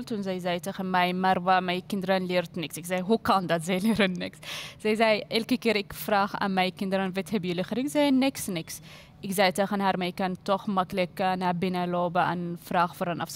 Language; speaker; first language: Dutch; non-native, learner; Arabic